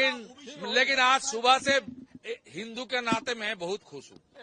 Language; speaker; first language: Hindi; non-native, local second language; Bangla